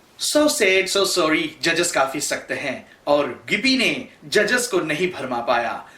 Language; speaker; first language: Hindi; native; Hindi